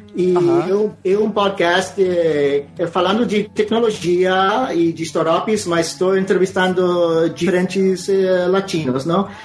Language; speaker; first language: Portuguese; non-native, fluent; English